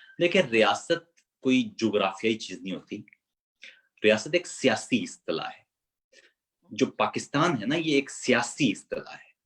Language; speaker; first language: Urdu; non-native, local second language; Punjabi